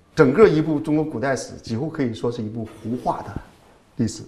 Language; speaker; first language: Chinese; native; Chinese